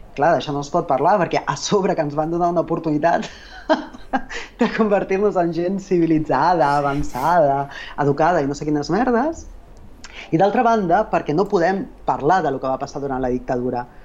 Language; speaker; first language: Catalan; non-native, local second language; Galician